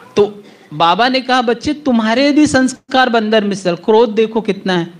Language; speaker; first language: Hindi; native; Hindi